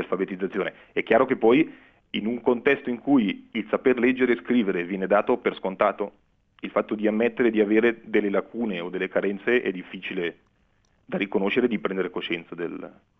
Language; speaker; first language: Italian; native; Italian